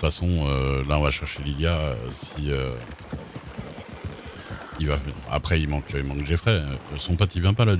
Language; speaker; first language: French; native; French